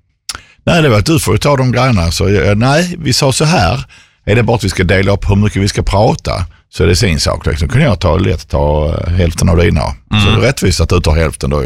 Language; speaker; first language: Swedish; native; Swedish